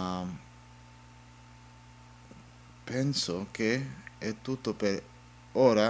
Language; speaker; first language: Italian; non-native, learner; English